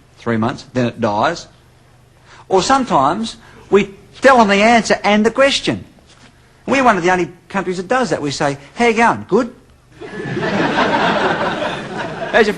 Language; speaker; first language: English; native; English